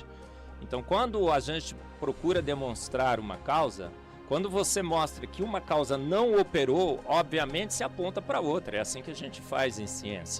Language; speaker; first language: Portuguese; native; Portuguese